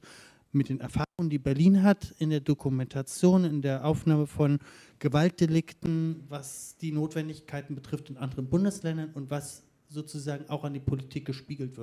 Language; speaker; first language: German; native; German